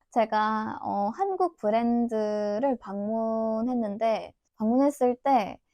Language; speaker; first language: Korean; non-native, fluent; Turkish